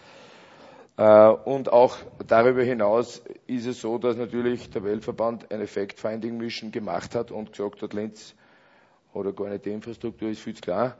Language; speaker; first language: German; native; German